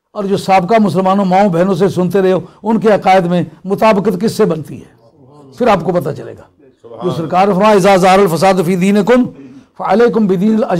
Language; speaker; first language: Urdu; non-native, local second language; Punjabi